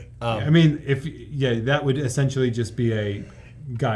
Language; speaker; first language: English; native; English